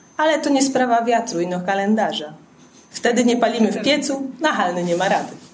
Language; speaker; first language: Polish; native; Polish